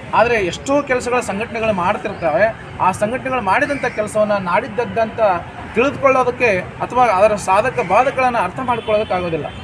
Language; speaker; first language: Kannada; non-native, local second language; Lambadi